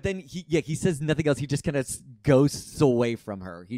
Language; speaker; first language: English; native; English